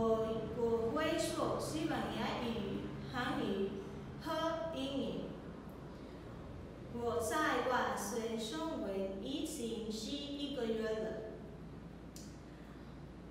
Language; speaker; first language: Chinese; non-native, learner; Spanish